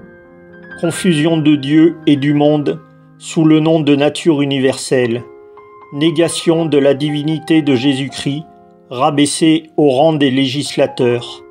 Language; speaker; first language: French; native; French